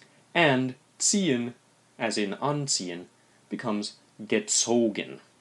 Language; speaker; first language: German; non-native, fluent; English